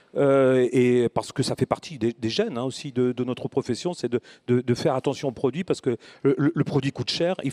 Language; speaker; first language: French; native; French